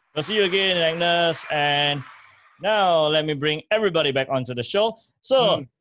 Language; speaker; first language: English; native; English